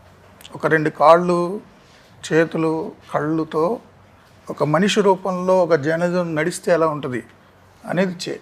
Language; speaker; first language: Telugu; native; Telugu